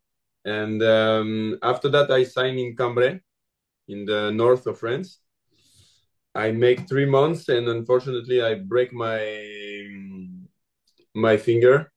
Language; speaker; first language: English; non-native, learner; French